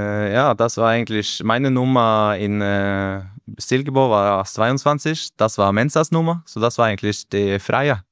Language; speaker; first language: German; non-native, learner; Norwegian